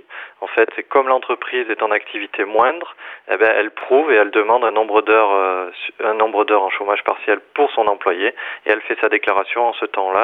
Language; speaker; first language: French; native; French